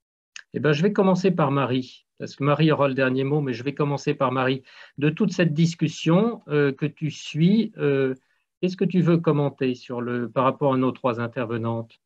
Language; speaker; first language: French; native; French